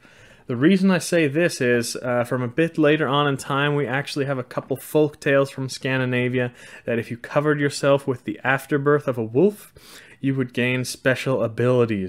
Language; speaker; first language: English; non-native, fluent; Swedish